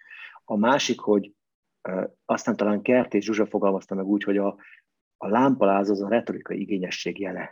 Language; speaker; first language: Hungarian; native; Hungarian